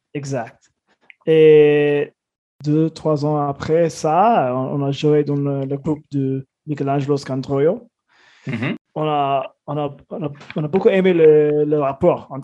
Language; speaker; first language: French; non-native, fluent; English